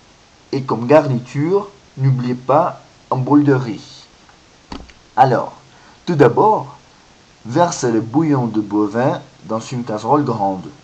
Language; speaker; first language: French; non-native, learner; Spanish